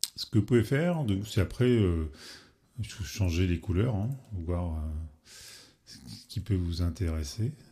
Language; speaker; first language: French; native; French